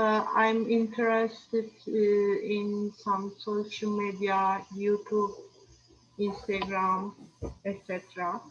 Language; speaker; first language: English; non-native, learner; Turkish